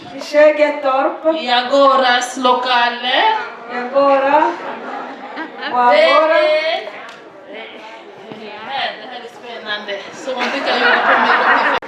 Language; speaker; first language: Swedish; non-native, fluent; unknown